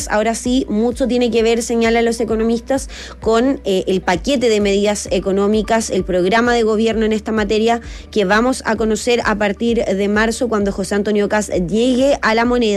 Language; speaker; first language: Spanish; native; Spanish